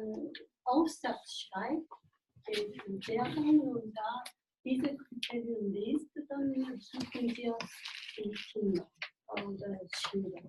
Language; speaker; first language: German; non-native, fluent; Japanese